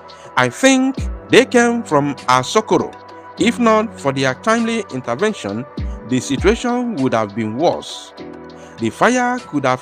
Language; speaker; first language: English; non-native, local second language; Igbo